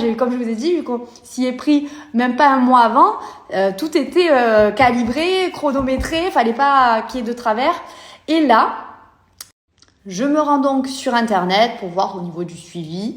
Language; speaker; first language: French; native; French